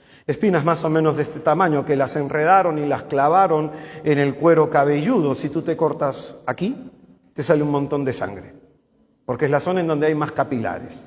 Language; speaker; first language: Spanish; native; Spanish